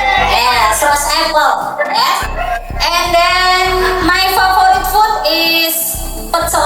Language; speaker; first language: English; non-native, learner; Indonesian